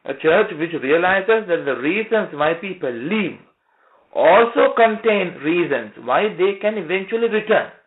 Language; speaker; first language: English; non-native, local second language; Sinhala